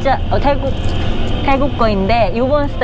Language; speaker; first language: Korean; non-native, learner; Thai